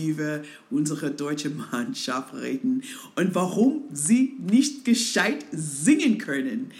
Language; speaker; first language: German; non-native, fluent; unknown